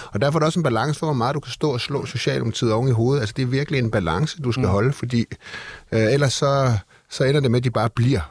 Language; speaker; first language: Danish; native; Danish